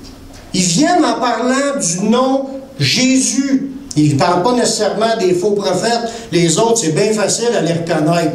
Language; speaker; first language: French; native; French